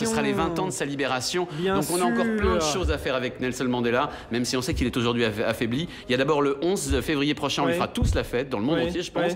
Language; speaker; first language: French; native; French